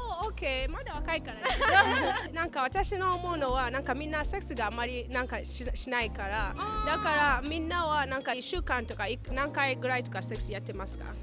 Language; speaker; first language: Japanese; non-native, learner; English